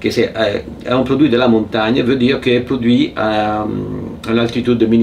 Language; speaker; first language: French; non-native, fluent; Italian